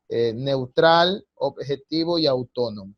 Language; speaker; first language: Spanish; native; Spanish